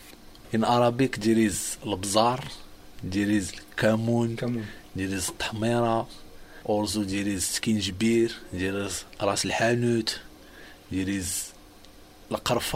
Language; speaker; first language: English; non-native, learner; Arabic